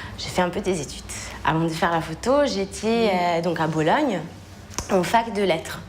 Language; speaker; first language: French; non-native, fluent; Italian